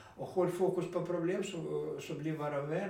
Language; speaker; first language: Swedish; non-native, fluent; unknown